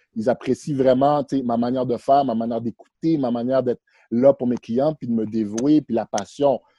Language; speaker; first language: French; early bilingual, other home language; Haitian Creole